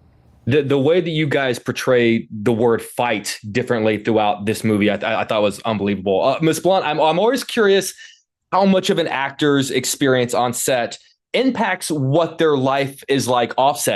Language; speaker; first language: English; native; English